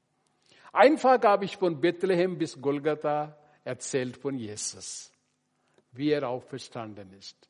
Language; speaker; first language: German; non-native, learner; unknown